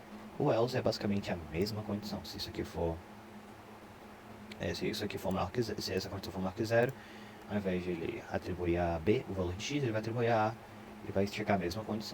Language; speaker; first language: Portuguese; native; Portuguese